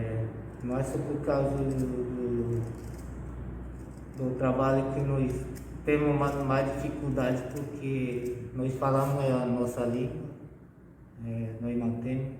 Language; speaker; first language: Portuguese; non-native, local second language; Guarani